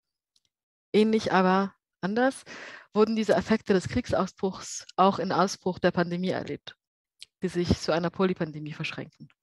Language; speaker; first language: German; native; German